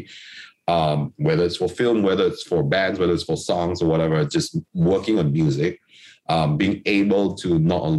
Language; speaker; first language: English; non-native, local second language; Chinese